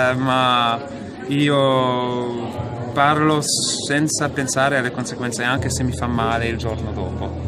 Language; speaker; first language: Italian; non-native, fluent; French